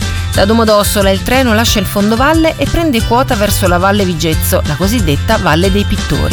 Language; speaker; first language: Italian; native; Italian